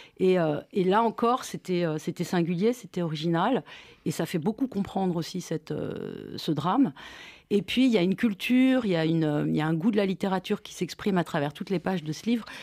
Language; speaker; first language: French; native; French